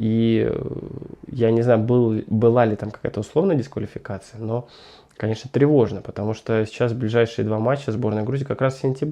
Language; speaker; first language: Russian; native; Russian